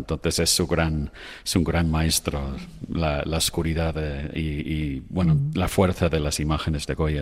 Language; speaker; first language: Spanish; non-native, fluent; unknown